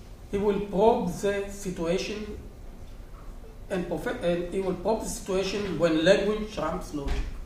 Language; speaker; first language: English; non-native, fluent; Hebrew